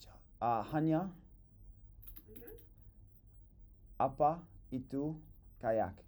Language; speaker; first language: Indonesian; non-native, learner; English